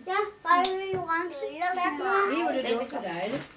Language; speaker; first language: Danish; non-native, learner; Filipino